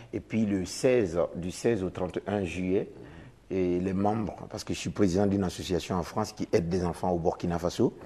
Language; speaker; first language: French; non-native, local second language; Mossi